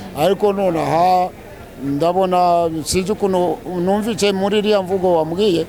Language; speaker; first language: Kinyarwanda; native; Kinyarwanda